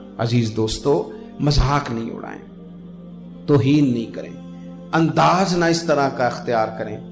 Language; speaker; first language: Urdu; non-native, local second language; Punjabi